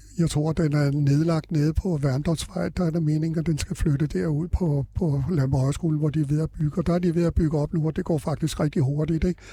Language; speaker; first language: Danish; native; Danish